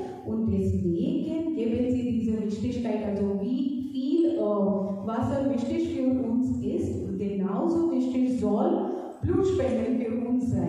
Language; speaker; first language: German; non-native, fluent; Marathi